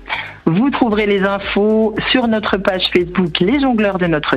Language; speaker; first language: French; native; French